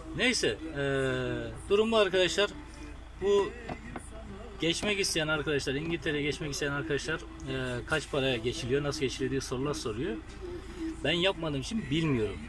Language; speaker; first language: Turkish; native; Turkish